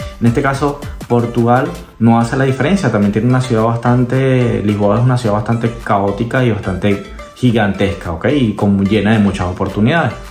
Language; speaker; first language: Spanish; native; Spanish